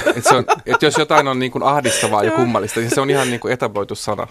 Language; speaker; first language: Finnish; native; Finnish